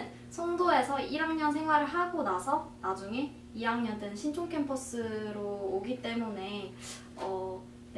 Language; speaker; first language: Korean; early bilingual, heritage; Korean